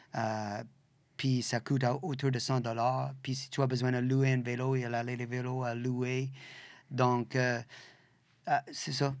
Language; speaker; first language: French; non-native, local second language; English